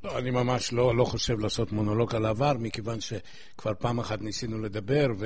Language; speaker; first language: Hebrew; non-native, fluent; Polish